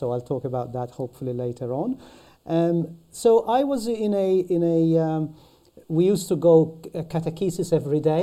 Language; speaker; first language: English; non-native, fluent; Maltese